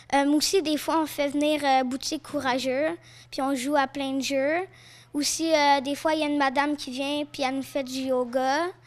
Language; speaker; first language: French; native; French